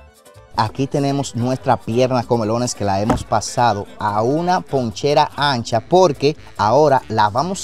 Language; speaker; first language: Spanish; native; Spanish